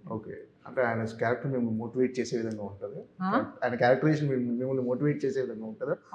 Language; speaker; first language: Telugu; native; Telugu